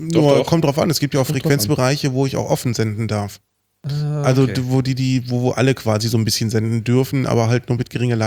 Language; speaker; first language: German; native; German